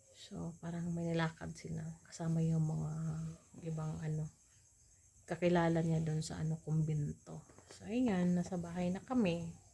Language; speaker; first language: Filipino; non-native, local second language; Cebuano